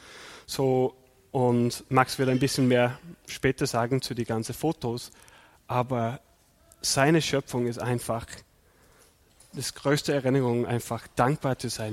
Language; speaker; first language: German; non-native, fluent; English